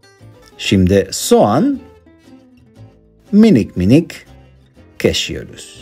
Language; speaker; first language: Turkish; non-native, learner; Spanish